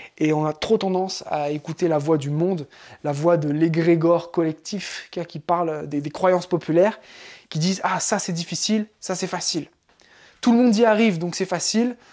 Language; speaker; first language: French; native; French